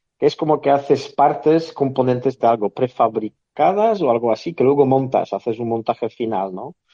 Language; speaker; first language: Spanish; non-native, fluent; Polish